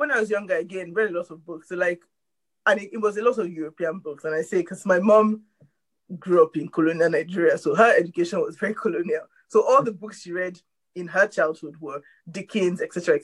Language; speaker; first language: English; non-native, local second language; Yoruba